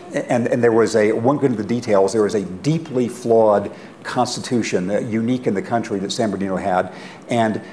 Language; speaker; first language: English; native; English